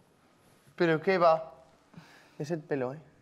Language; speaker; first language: Spanish; native; Spanish